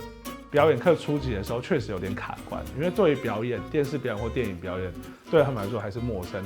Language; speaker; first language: Chinese; native; Chinese